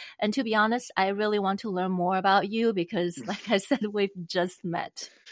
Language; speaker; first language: English; non-native, fluent; Chinese